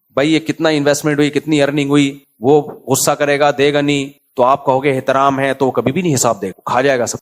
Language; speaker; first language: Urdu; native; Urdu